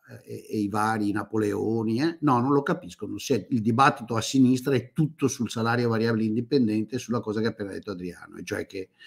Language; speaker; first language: Italian; native; Italian